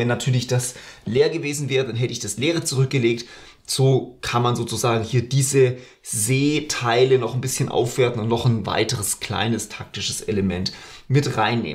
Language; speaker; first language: German; native; German